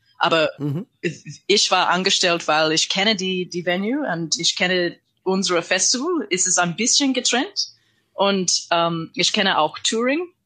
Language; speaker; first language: German; non-native, learner; English